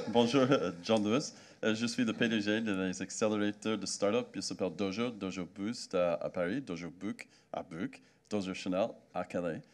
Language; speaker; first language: French; non-native, fluent; English